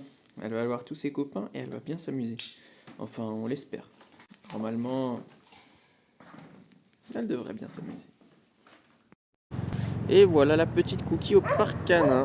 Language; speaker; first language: French; native; French